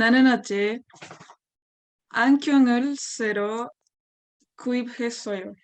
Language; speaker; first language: Korean; non-native, learner; Spanish